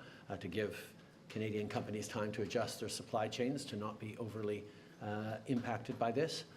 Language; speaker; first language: English; native; English